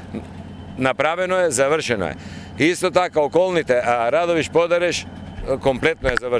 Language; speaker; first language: Macedonian; native; Macedonian